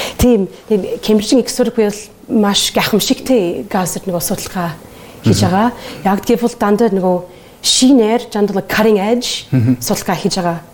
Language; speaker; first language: Mongolian; non-native, learner; English